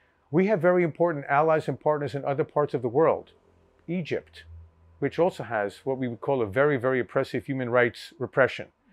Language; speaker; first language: English; early bilingual, other home language; Greek